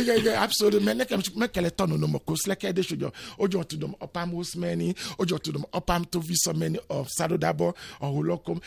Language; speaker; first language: Hungarian; non-native, fluent; Yoruba